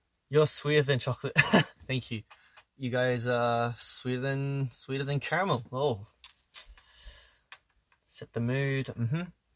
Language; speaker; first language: English; early bilingual, other home language; Korean